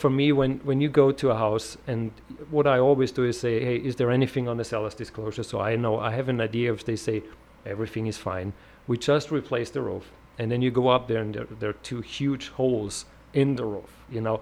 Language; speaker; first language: English; non-native, fluent; German